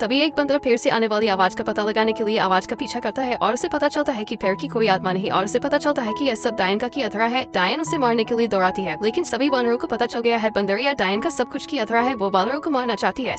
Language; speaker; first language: Hindi; native; Hindi